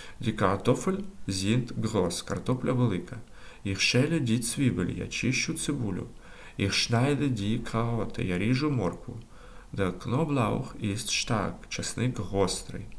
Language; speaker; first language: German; non-native, learner; Ukrainian